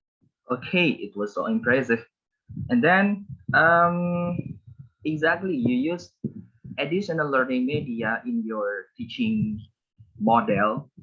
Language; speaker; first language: English; non-native, learner; Indonesian